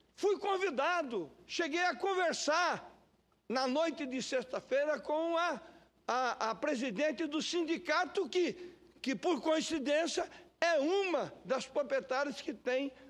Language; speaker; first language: Portuguese; native; Portuguese